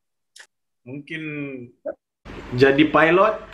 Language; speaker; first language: Indonesian; non-native, fluent; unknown